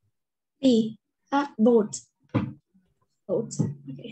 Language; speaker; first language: English; non-native, learner; Vietnamese